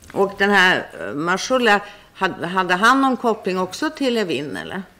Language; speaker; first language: Swedish; non-native, fluent; Persian